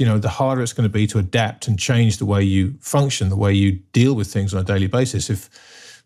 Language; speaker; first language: English; native; English